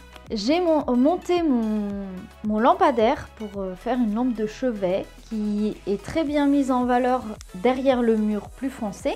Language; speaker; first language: French; native; French